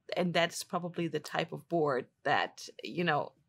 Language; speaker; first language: English; non-native, fluent; German